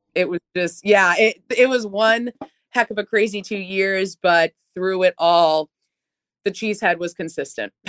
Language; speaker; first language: English; native; English